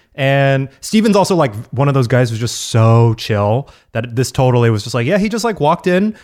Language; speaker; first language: English; native; English